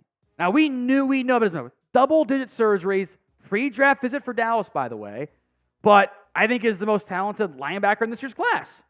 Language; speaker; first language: English; native; English